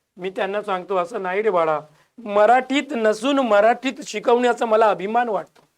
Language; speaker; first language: Marathi; non-native, local second language; Hindi